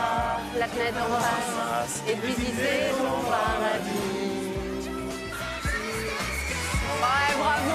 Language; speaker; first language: French; native; French